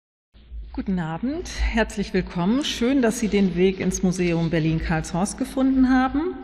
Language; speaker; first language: German; native; German